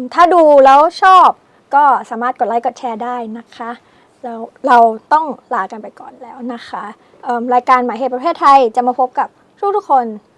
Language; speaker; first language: Thai; native; Thai